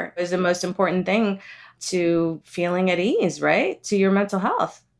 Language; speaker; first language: English; native; English